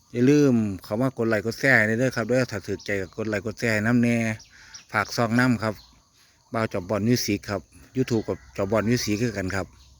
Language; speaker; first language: Thai; native; Thai